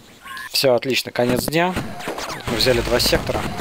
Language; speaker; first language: Russian; native; Russian